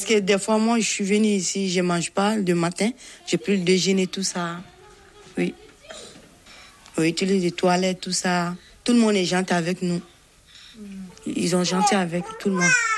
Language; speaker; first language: French; non-native, learner; Bambara